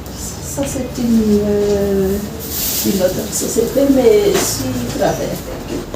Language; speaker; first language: French; non-native, learner; Malagasy